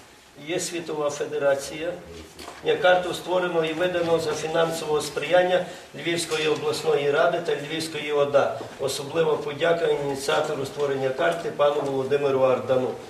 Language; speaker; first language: Ukrainian; native; Ukrainian